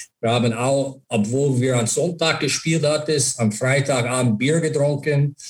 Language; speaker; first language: German; non-native, fluent; English